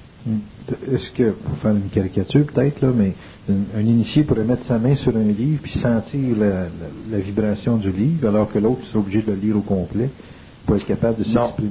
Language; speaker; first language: French; native; French